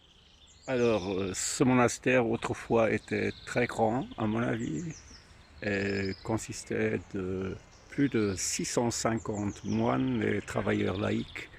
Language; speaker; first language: French; non-native, fluent; German